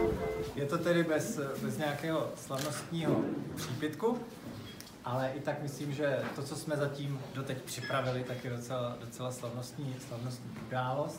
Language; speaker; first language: Czech; native; Czech